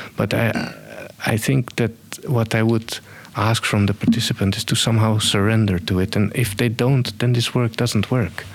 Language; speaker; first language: English; non-native, fluent; Estonian